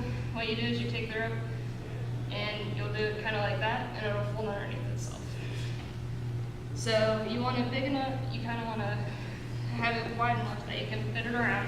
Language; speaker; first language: English; native; English